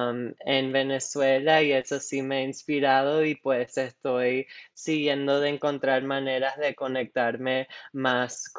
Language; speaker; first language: Spanish; non-native, local second language; English